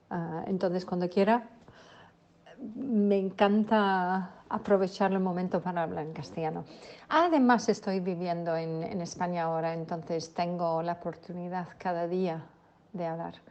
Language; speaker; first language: Spanish; non-native, fluent; English